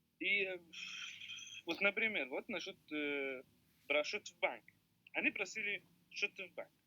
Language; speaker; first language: Russian; non-native, learner; Arabic